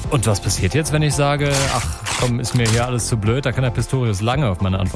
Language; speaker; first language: German; native; German